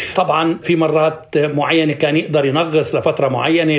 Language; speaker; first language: Arabic; native; Arabic